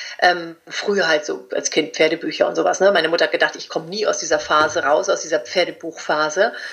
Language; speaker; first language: German; early bilingual, other home language; Spanish